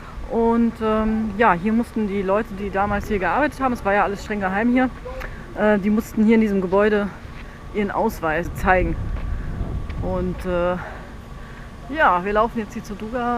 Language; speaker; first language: German; native; German